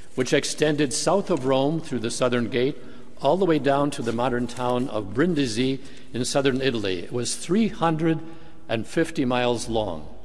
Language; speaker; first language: English; native; English